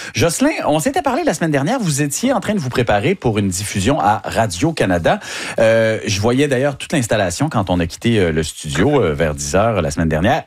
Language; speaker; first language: French; native; French